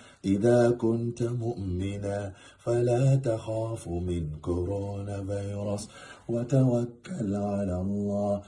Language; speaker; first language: Arabic; non-native, learner; Kyrgyz